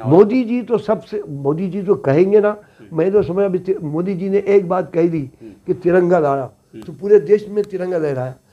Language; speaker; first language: Hindi; native; Hindi